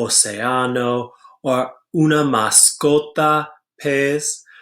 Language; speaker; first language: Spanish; non-native, fluent; English